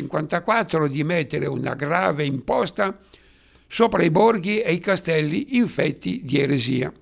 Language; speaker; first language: Italian; native; Italian